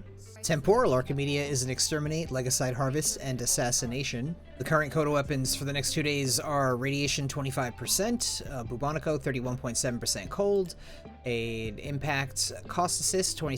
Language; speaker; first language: English; native; English